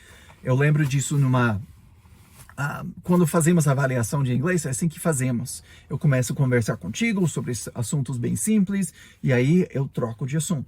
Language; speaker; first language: Portuguese; non-native, fluent; English